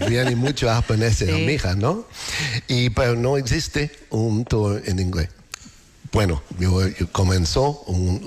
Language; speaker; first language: Spanish; non-native, learner; English